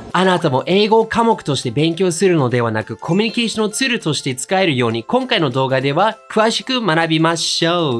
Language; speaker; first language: Japanese; non-native, fluent; English